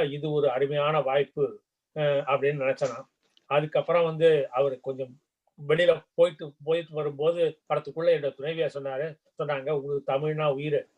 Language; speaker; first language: Tamil; native; Tamil